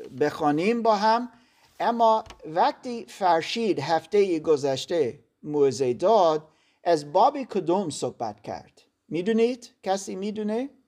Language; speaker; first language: Persian; non-native, learner; German